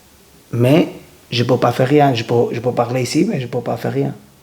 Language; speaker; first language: French; non-native, learner; Portuguese